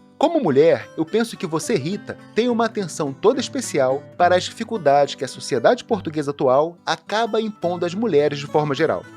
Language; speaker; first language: Portuguese; native; Portuguese